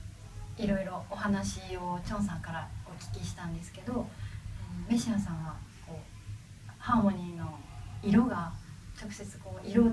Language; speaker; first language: Japanese; native; Japanese